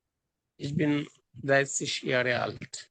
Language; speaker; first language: German; non-native, learner; Bangla